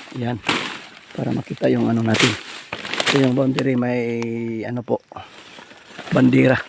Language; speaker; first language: Filipino; native; Filipino